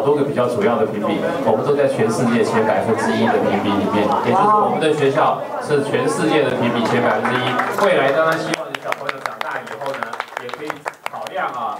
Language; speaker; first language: Chinese; native; Chinese